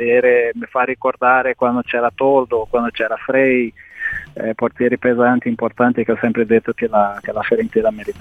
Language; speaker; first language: Italian; non-native, fluent; Portuguese